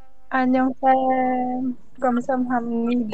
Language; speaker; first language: Korean; non-native, learner; Indonesian